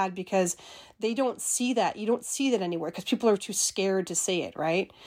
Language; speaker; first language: English; native; English